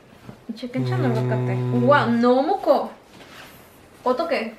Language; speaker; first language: Korean; non-native, learner; Spanish